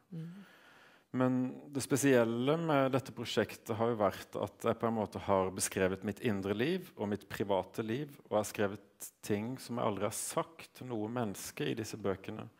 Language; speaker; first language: Norwegian; native; Norwegian